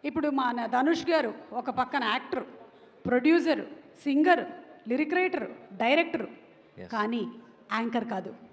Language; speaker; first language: Telugu; native; Telugu